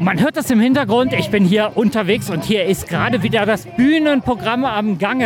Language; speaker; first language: German; native; German